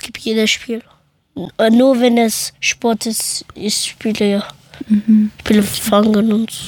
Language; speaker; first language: German; early bilingual, other home language; Persian